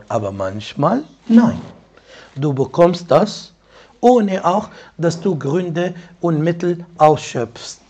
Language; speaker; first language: German; non-native, fluent; Arabic